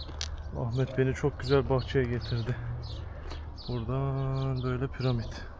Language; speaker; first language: Turkish; native; Turkish